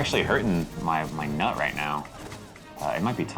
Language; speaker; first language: English; native; English